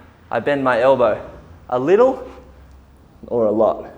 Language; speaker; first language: English; native; English